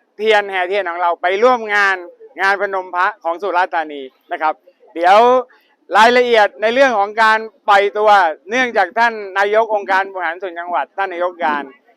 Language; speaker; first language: Thai; native; Thai